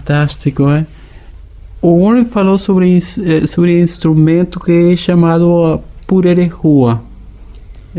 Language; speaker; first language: Portuguese; non-native, fluent; Spanish